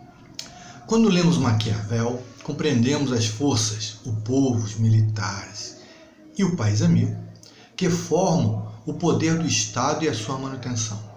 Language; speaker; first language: Portuguese; native; Portuguese